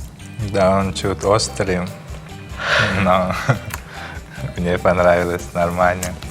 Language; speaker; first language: Russian; non-native, learner; Turkmen